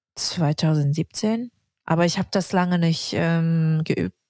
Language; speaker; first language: German; non-native, fluent; Russian